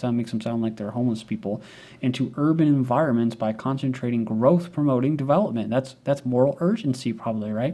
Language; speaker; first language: English; native; English